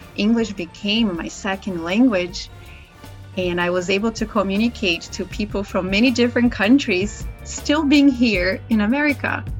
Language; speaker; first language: English; non-native, fluent; Portuguese